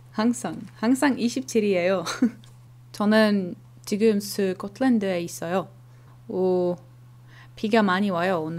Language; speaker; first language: Korean; non-native, learner; Czech